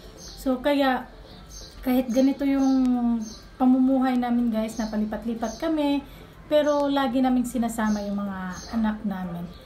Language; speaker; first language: Filipino; non-native, local second language; Cebuano